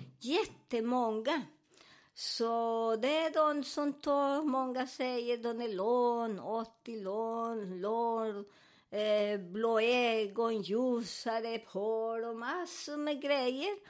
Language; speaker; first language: Swedish; non-native, learner; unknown